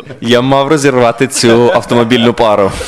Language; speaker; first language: Ukrainian; native; Ukrainian